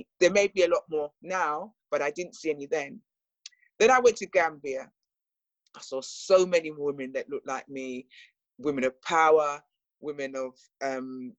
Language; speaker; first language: English; native; English